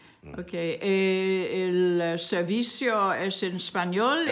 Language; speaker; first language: Spanish; non-native, learner; English